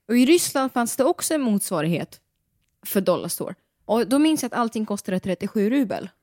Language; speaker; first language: Swedish; early bilingual, other home language; Russian